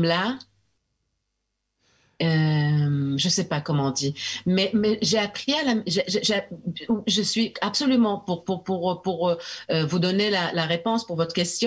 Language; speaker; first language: French; early bilingual, heritage; French